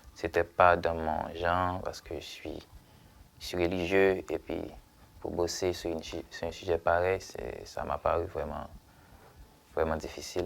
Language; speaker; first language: French; non-native, local second language; Haitian Creole